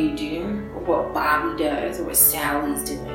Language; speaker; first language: English; native; English